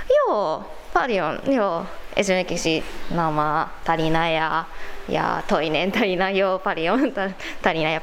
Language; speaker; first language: Finnish; non-native, learner; Japanese